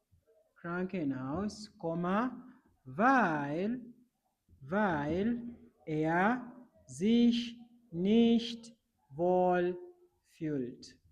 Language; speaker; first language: German; non-native, fluent; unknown